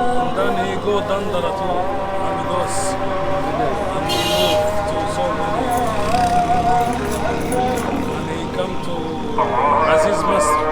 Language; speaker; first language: English; non-native, learner; Arabic